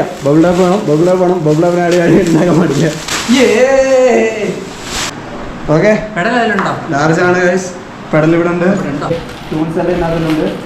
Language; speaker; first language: Malayalam; native; Malayalam